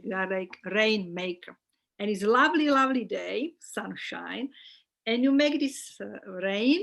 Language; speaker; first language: English; non-native, fluent; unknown